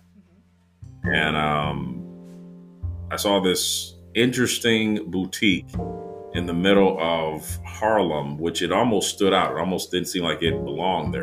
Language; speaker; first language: English; native; English